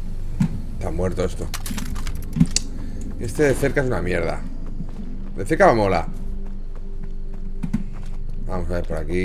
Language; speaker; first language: Spanish; native; Spanish